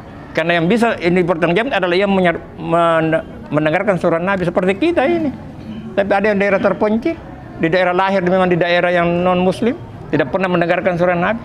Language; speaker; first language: Indonesian; native; Indonesian